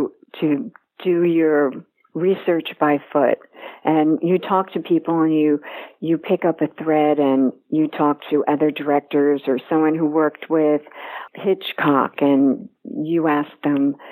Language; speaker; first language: English; native; English